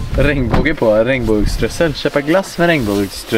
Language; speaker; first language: Swedish; native; Swedish